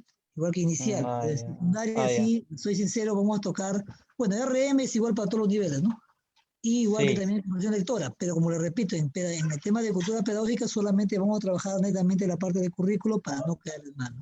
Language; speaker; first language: Spanish; native; Spanish